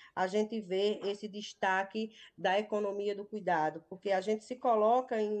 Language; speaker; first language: Portuguese; native; Portuguese